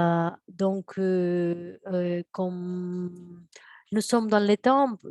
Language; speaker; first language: French; non-native, fluent; Spanish